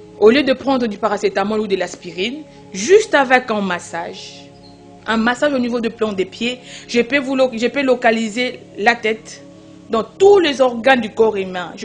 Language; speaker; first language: French; non-native, local second language; Lingala